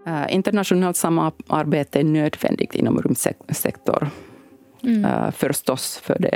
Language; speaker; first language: Swedish; non-native, local second language; Finnish